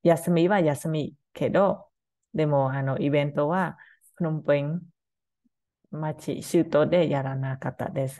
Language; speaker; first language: Japanese; non-native, learner; Khmer